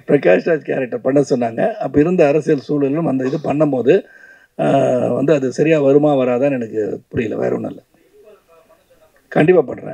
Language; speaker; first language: Tamil; native; Tamil